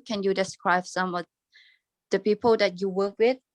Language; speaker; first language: English; non-native, learner; Thai